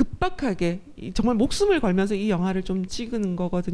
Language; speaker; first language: Korean; native; Korean